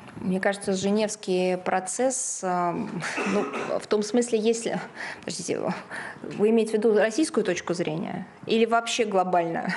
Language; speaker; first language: Russian; native; Russian